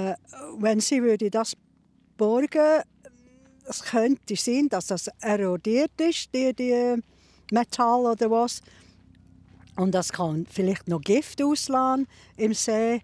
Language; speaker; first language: German; non-native, learner; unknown